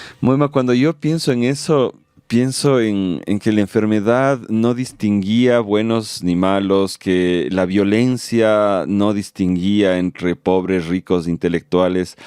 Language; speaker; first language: Spanish; native; Spanish